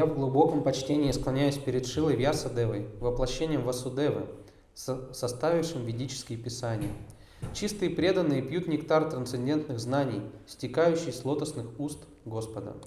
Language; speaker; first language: Russian; native; Russian